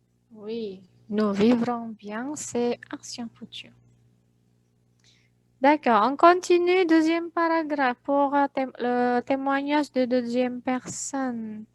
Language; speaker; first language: French; non-native, fluent; Indonesian